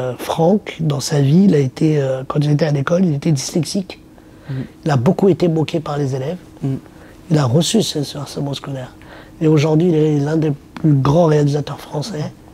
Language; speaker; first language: French; early bilingual, other home language; Arabic